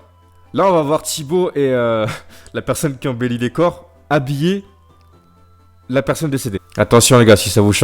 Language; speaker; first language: French; native; French